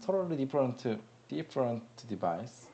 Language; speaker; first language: English; non-native, learner; Korean